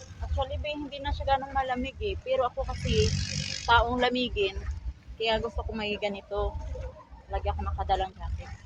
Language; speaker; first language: Filipino; native; Filipino